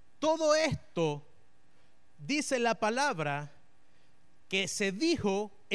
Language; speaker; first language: Spanish; native; Spanish